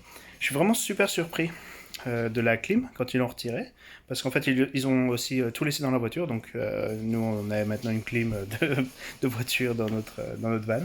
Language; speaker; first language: French; native; French